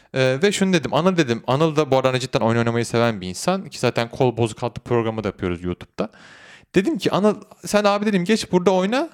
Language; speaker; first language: Turkish; native; Turkish